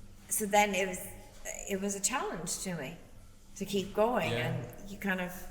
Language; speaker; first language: English; native; English